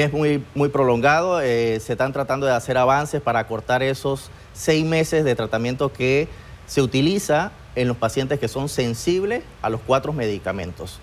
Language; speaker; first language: Spanish; native; Spanish